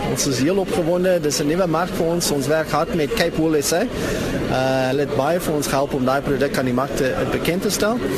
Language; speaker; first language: Afrikaans; non-native, local second language; English